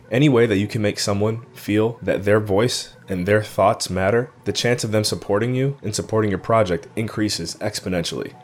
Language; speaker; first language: English; native; English